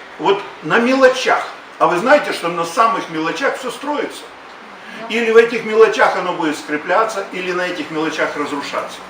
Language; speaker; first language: Russian; native; Russian